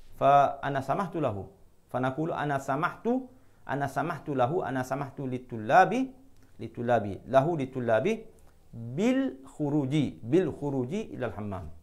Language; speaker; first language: Arabic; non-native, fluent; Malay